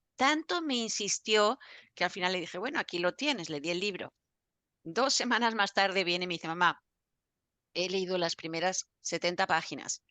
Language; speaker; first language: Spanish; native; Spanish